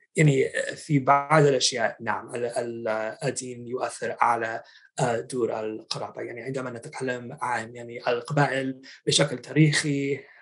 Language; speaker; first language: Arabic; non-native, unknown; English